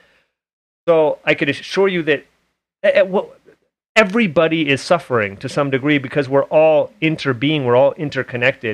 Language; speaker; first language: English; native; English